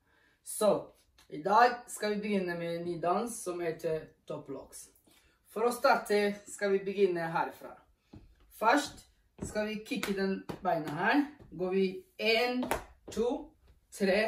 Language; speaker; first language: Norwegian; non-native, fluent; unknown